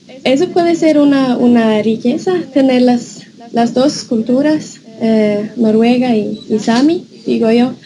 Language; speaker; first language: Spanish; non-native, fluent; Norwegian